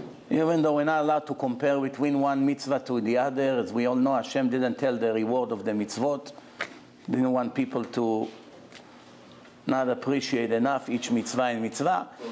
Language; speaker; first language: English; non-native, fluent; Hebrew